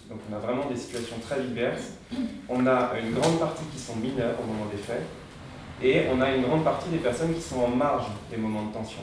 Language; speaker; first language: French; native; French